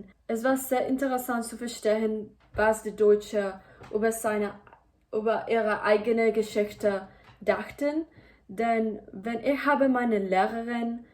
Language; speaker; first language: German; non-native, learner; Spanish